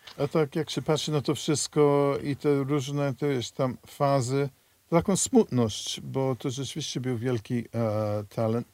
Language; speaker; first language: Polish; non-native, fluent; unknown